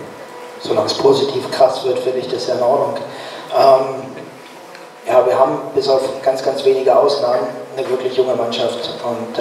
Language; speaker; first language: German; native; German